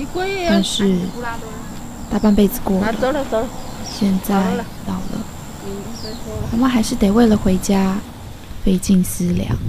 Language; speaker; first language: Chinese; native; Chinese